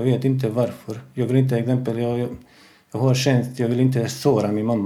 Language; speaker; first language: Swedish; non-native, fluent; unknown